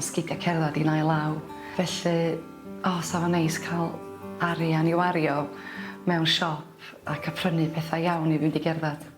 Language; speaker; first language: Welsh; native; Welsh